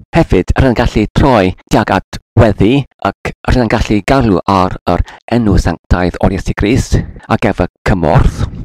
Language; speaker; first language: Welsh; non-native, learner; English